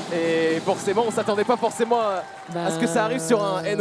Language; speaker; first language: French; native; French